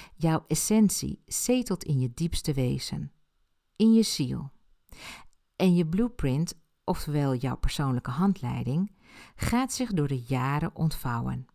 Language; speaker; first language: Dutch; early bilingual, other home language; Spanish